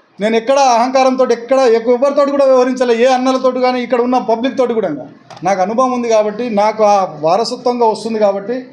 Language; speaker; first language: Telugu; non-native, local second language; Lambadi